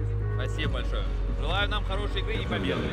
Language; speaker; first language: Russian; native; Russian